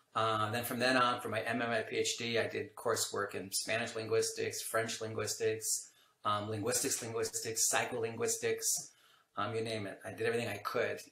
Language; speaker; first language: English; native; English